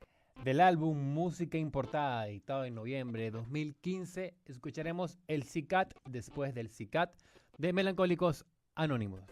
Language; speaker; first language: Spanish; native; Spanish